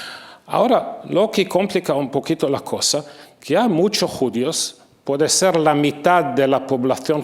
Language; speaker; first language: Spanish; non-native, fluent; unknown